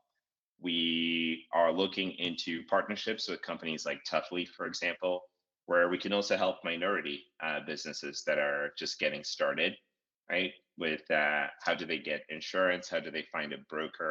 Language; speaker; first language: English; non-native, local second language; Shona